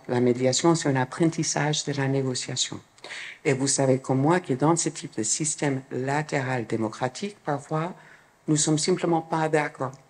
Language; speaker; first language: French; non-native, fluent; English